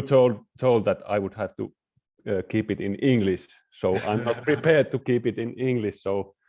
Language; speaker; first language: English; non-native, fluent; Finnish